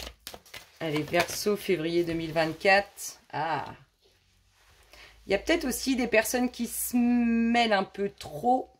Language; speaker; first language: French; native; French